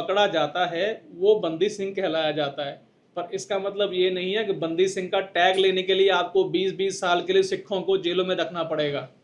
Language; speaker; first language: Hindi; non-native, local second language; Punjabi